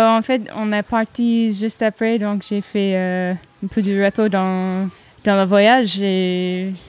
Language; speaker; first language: French; non-native, learner; English